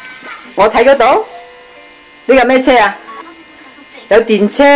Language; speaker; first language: Cantonese; native; Cantonese